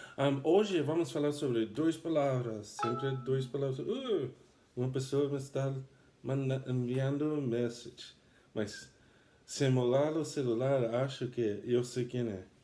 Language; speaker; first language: Portuguese; non-native, fluent; English